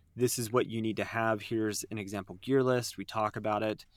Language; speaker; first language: English; native; English